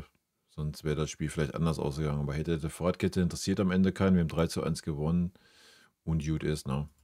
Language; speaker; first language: German; native; German